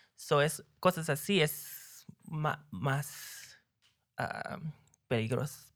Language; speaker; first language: Spanish; early bilingual, heritage; Spanish